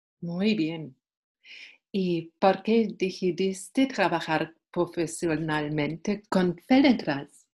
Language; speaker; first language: Spanish; non-native, fluent; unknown